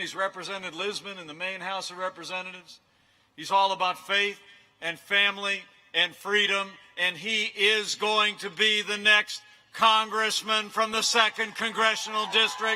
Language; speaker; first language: English; native; English